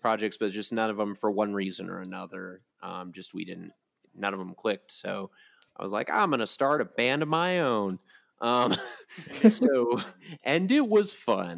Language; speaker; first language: English; native; English